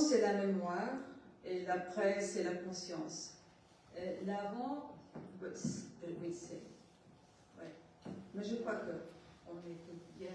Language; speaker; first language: French; non-native, learner; Portuguese